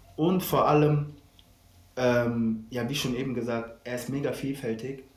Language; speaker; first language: German; native; German